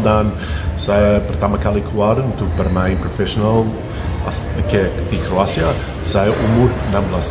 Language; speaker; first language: Indonesian; non-native, fluent; English